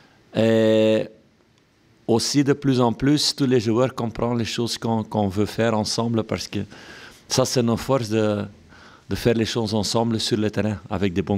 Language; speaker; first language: French; non-native, local second language; Dutch